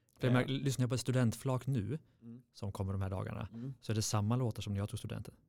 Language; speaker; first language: Swedish; native; Swedish